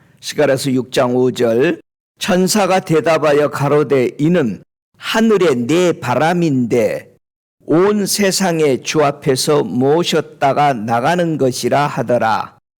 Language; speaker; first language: Korean; native; Korean